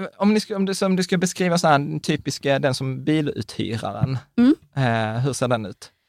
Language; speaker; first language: Swedish; native; Swedish